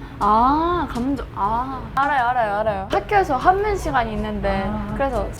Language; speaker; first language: Korean; early bilingual, heritage; Japanese